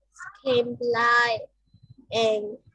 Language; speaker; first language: English; non-native, learner; Vietnamese